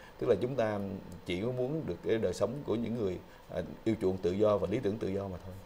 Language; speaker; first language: Vietnamese; native; Vietnamese